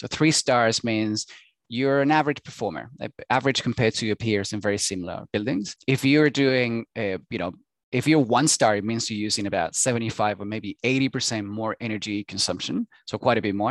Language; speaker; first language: English; non-native, fluent; Spanish